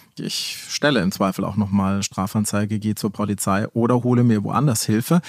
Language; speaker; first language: German; native; German